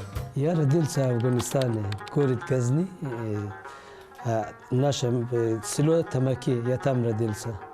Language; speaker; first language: Russian; non-native, learner; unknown